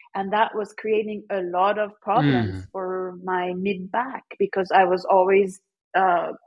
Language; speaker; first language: English; early bilingual, other home language; Persian